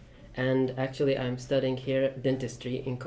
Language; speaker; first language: English; non-native, fluent; Persian